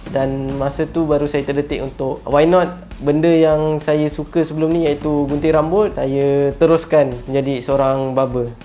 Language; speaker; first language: Malay; native; Malay